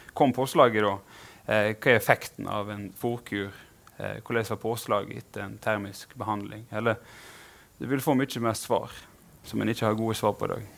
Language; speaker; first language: Norwegian; native; Norwegian